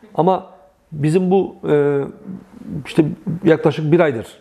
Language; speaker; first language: Turkish; native; Turkish